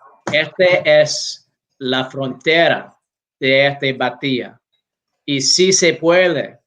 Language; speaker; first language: Spanish; non-native, learner; English